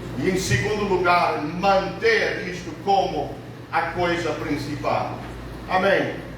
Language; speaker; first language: Portuguese; early bilingual, other home language; English